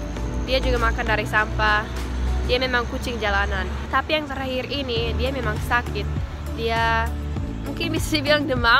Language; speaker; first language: Indonesian; non-native, fluent; English